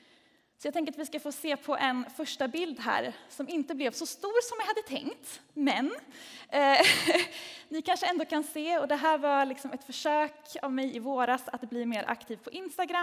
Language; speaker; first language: Swedish; native; Swedish